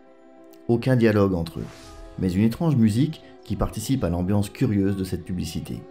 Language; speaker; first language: French; native; French